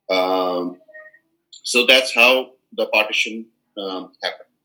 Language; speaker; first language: English; non-native, local second language; Kashmiri